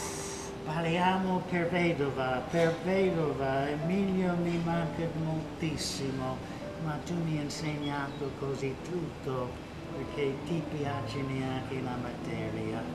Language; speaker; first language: Italian; non-native, learner; English